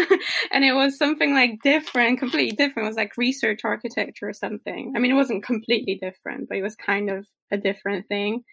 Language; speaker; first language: English; non-native, fluent; Polish